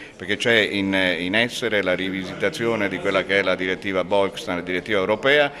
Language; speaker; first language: Italian; native; Italian